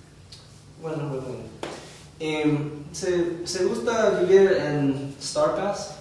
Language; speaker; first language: Spanish; non-native, learner; English